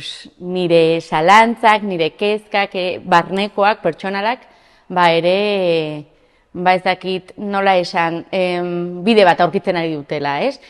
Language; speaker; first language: Basque; non-native, local second language; Spanish